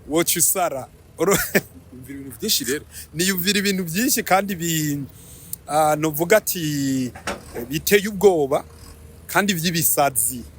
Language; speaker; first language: Rundi; early bilingual, heritage; Rundi